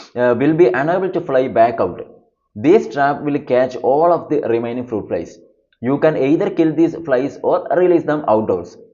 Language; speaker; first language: English; non-native, local second language; Malayalam